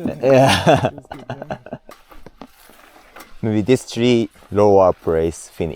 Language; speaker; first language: English; non-native, learner; Japanese